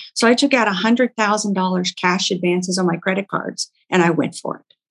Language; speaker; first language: English; native; English